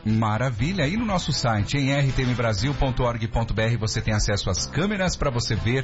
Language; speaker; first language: Portuguese; native; Portuguese